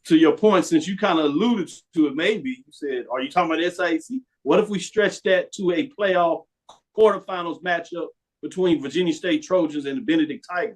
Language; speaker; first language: English; native; English